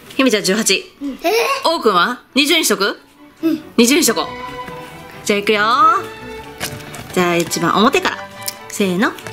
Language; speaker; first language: Japanese; native; Japanese